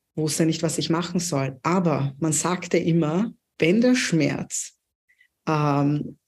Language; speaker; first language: German; non-native, fluent; Urdu